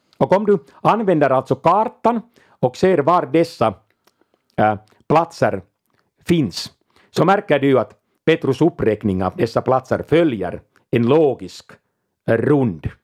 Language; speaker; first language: Swedish; non-native, local second language; Finnish